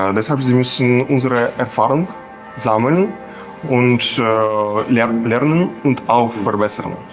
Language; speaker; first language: German; non-native, fluent; Ukrainian